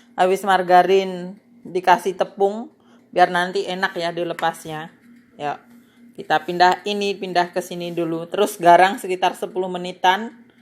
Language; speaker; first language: Indonesian; native; Indonesian